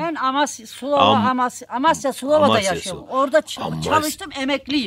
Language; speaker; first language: Turkish; non-native, local second language; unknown